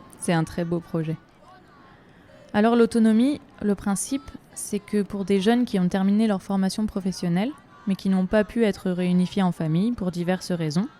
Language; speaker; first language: French; native; French